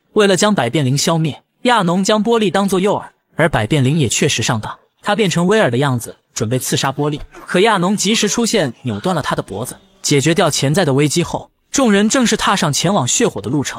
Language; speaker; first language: Chinese; native; Chinese